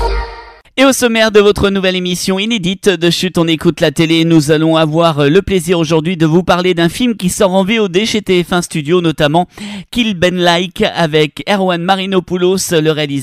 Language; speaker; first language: French; native; French